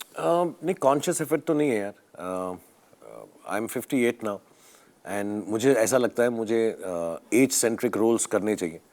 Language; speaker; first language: Hindi; native; Hindi